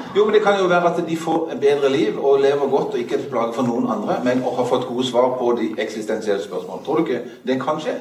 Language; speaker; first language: Norwegian; native; Norwegian